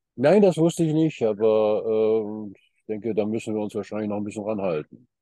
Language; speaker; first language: German; early bilingual, heritage; German